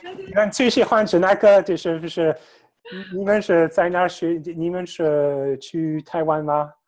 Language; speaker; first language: Chinese; non-native, fluent; French